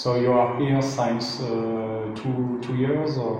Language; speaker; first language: English; non-native, learner; French